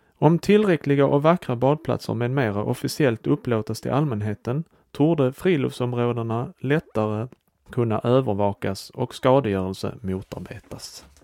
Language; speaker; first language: Swedish; native; Swedish